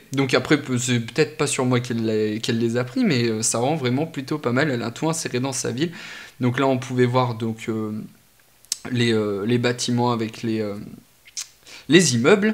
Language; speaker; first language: French; native; French